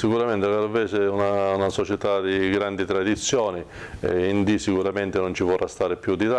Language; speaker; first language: Italian; native; Italian